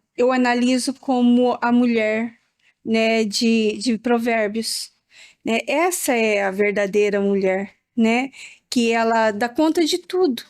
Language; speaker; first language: Portuguese; native; Portuguese